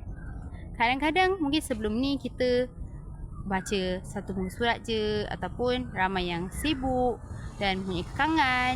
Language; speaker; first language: Malay; native; Malay